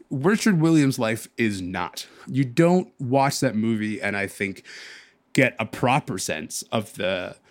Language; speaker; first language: English; early bilingual, other home language; Arabic